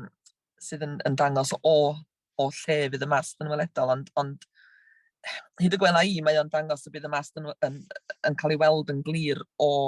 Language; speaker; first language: Welsh; native; Welsh